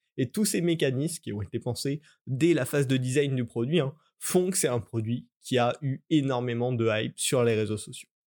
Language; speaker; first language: French; native; French